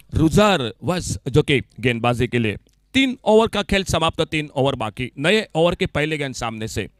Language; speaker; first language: Hindi; non-native, local second language; Marathi